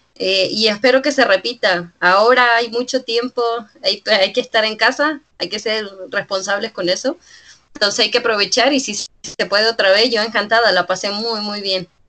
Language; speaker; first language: Spanish; native; Spanish